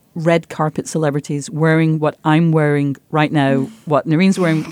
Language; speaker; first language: English; native; English